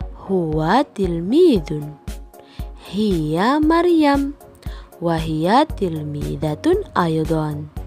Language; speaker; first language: Arabic; non-native, fluent; Indonesian